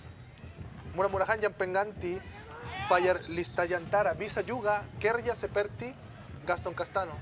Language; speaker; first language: Indonesian; non-native, fluent; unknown